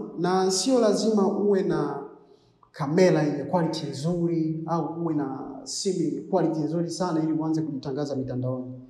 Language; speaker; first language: Swahili; native; Swahili